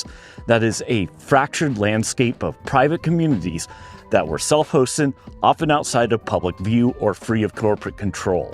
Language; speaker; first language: English; native; English